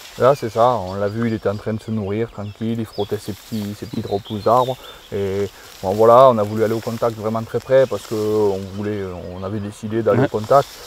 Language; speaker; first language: French; native; French